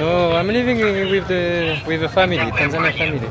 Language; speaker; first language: English; non-native, learner; French